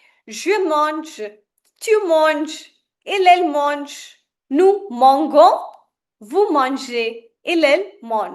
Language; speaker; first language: French; non-native, fluent; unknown